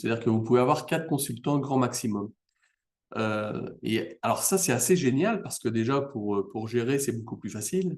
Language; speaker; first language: French; native; French